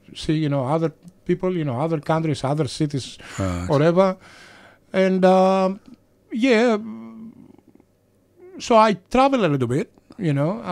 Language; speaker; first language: English; non-native, fluent; Greek